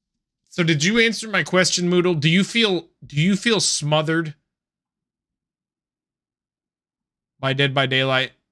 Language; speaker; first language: English; native; English